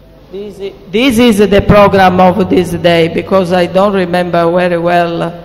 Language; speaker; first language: English; non-native, fluent; Italian